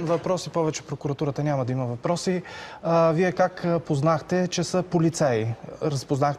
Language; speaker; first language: Bulgarian; native; Bulgarian